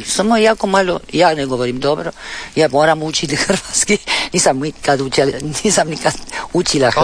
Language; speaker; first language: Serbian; early bilingual, heritage; Spanish